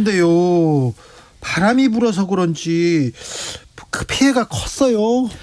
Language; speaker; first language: Korean; native; Korean